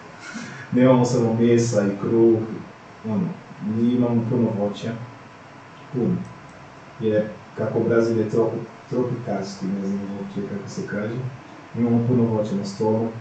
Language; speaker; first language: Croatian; non-native, fluent; Portuguese